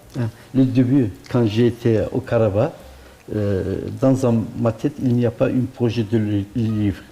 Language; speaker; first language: French; non-native, learner; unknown